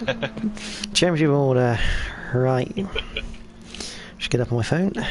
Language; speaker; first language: English; native; English